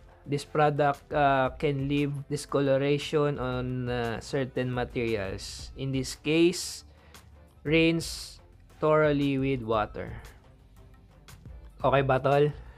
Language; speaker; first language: English; non-native, local second language; Filipino